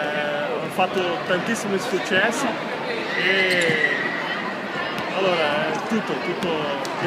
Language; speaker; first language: Italian; non-native, learner; Portuguese